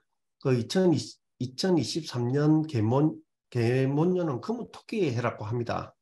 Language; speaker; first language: Korean; native; Korean